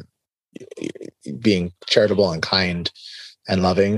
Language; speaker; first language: English; native; English